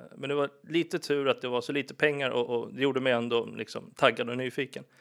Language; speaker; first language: Swedish; early bilingual, other home language; English